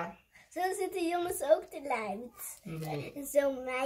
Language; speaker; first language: Dutch; early bilingual, other home language; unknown